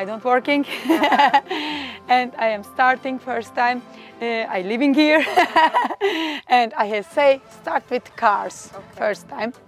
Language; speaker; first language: English; non-native, learner; Turkish